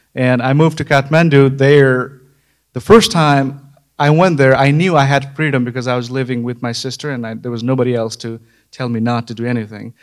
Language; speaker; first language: English; non-native, local second language; Nepali